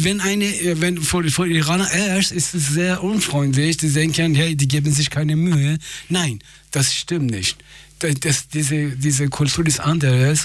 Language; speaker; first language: German; non-native, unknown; Persian